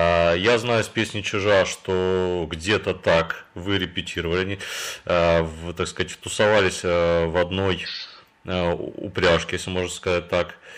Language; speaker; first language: Russian; native; Russian